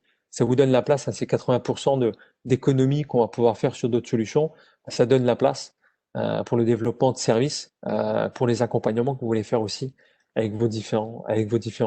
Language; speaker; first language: French; native; French